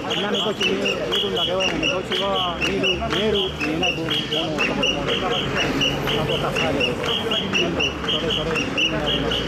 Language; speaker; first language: Japanese; non-native, learner; Spanish